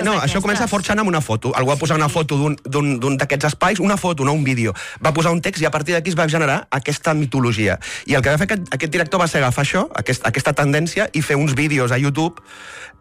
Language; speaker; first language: Catalan; native; Catalan